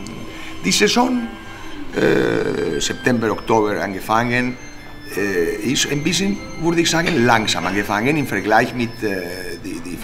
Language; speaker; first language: German; non-native, fluent; Spanish